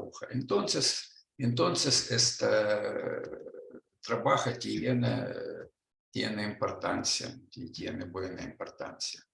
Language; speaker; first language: Spanish; non-native, learner; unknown